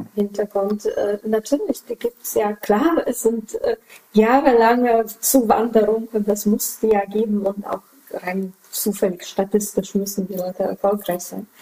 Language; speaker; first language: German; non-native, fluent; Polish